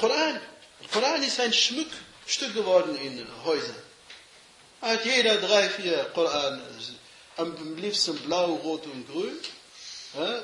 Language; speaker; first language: German; non-native, fluent; Arabic